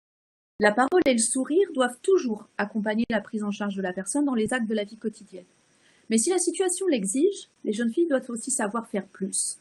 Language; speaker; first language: French; native; French